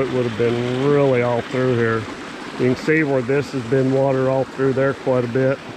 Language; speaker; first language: English; native; English